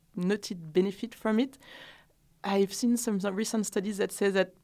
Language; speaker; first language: English; non-native, fluent; French